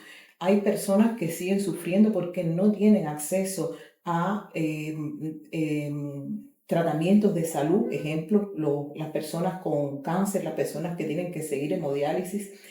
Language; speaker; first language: Spanish; native; Spanish